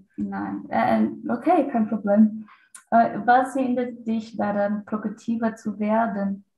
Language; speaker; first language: German; non-native, learner; Portuguese